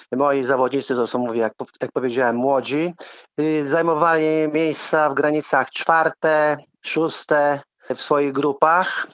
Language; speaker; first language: Polish; native; Polish